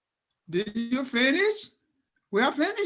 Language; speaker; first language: English; non-native, learner; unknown